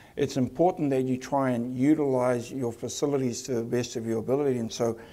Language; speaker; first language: English; native; English